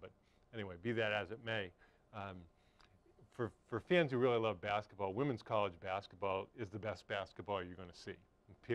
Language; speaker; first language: English; native; English